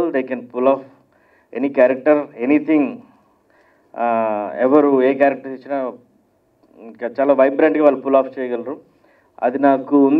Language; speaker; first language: Telugu; native; Telugu